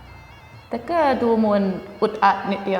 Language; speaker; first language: Thai; non-native, fluent; English